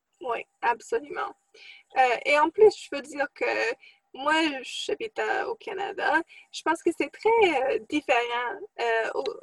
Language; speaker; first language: French; non-native, fluent; English